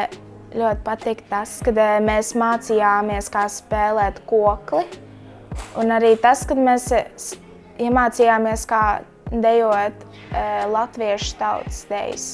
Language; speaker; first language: Latvian; early bilingual, heritage; Latvian